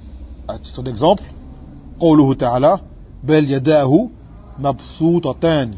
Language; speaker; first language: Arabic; non-native, fluent; French